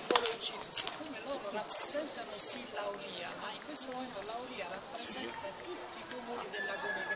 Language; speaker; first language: Italian; native; Italian